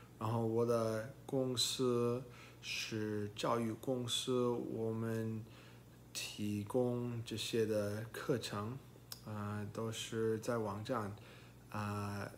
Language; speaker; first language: Chinese; non-native, learner; English